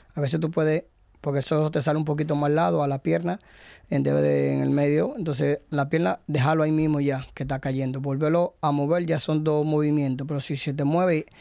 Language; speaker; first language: Spanish; native; Spanish